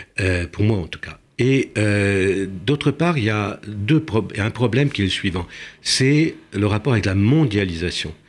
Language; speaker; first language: French; early bilingual, other home language; Romanian